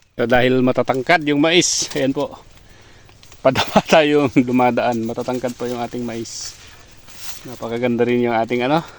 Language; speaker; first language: Filipino; non-native, local second language; Iloko